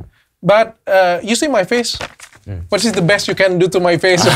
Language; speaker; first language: English; non-native, learner; Indonesian